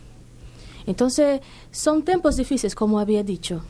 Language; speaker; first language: Spanish; non-native, fluent; Portuguese